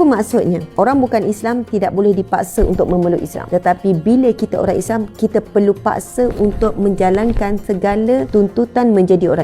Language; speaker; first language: Malay; native; Malay